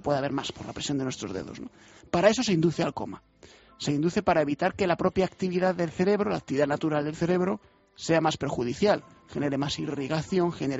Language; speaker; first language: Spanish; native; Spanish